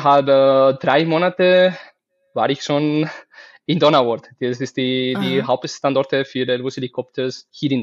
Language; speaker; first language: German; non-native, learner; Spanish